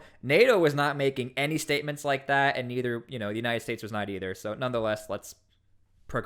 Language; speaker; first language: English; native; English